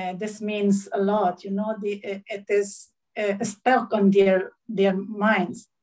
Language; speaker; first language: English; non-native, learner; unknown